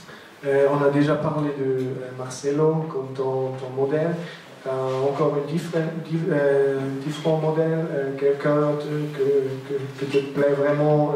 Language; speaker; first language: French; non-native, local second language; German